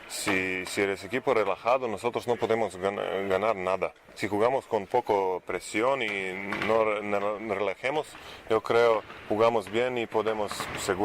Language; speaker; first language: Spanish; non-native, learner; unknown